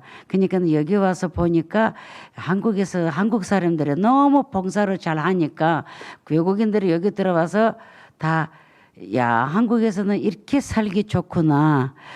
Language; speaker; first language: Korean; non-native, fluent; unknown